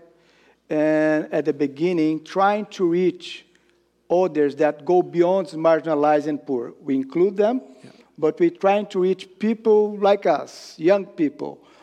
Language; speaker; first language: English; non-native, fluent; Portuguese